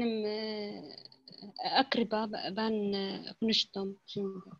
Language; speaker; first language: Turkish; non-native, learner; Arabic